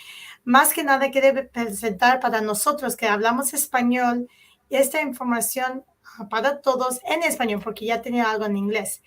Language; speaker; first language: Spanish; early bilingual, heritage; Spanish